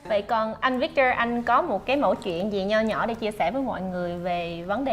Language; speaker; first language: Vietnamese; native; Vietnamese